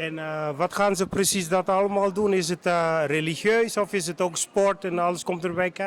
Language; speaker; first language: Dutch; non-native, local second language; Papiamento